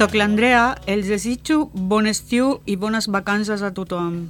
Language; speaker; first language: Catalan; non-native, learner; Spanish